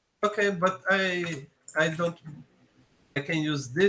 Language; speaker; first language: English; non-native, learner; Portuguese